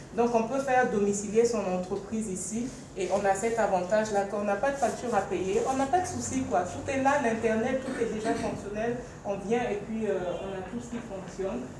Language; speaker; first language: French; non-native, local second language; Bambara